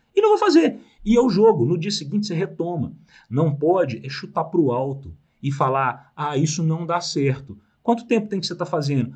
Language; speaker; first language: Portuguese; native; Portuguese